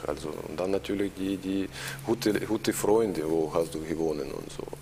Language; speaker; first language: German; non-native, learner; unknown